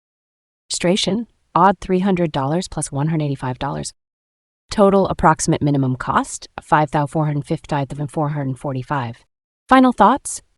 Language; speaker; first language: English; non-native, local second language; Punjabi